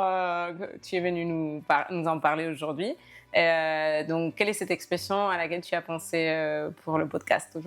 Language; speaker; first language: French; non-native, fluent; Spanish